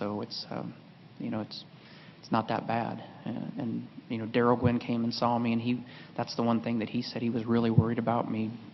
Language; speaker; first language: English; native; English